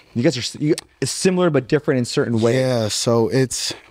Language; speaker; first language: English; native; English